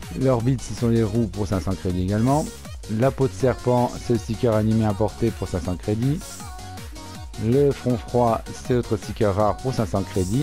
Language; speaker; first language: French; native; French